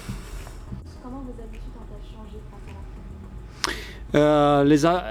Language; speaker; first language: French; native; French